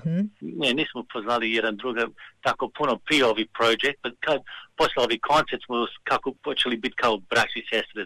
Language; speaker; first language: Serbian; early bilingual, heritage; Serbian